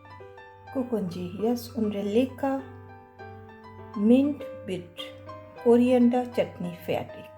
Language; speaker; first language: German; non-native, learner; Hindi